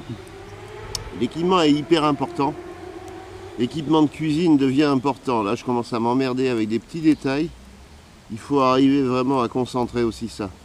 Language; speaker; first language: French; native; French